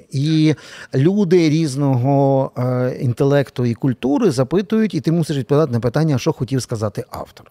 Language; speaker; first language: Ukrainian; native; Ukrainian